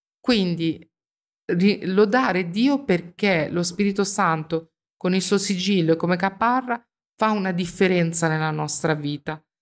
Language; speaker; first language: Italian; native; Italian